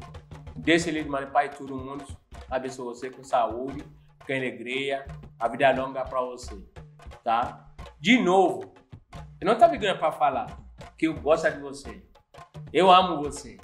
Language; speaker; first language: Portuguese; non-native, learner; Yoruba